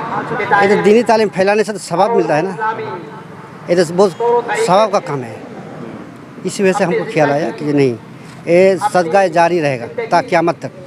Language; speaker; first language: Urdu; non-native, local second language; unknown